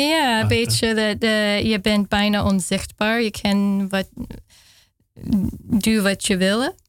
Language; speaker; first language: Dutch; non-native, fluent; English